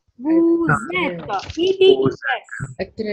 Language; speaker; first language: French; non-native, fluent; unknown